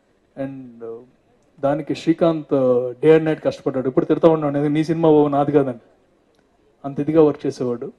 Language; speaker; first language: Telugu; native; Telugu